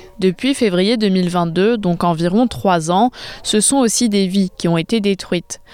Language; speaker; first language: French; native; French